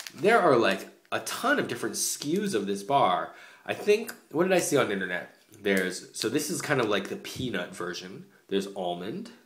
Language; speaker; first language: English; native; English